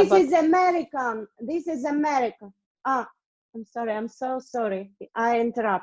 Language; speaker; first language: English; non-native, learner; Russian